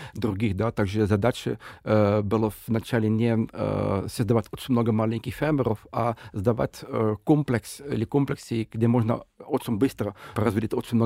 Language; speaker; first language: Russian; non-native, fluent; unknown